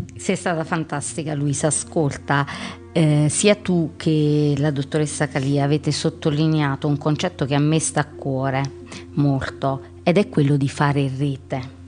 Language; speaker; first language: Italian; native; Italian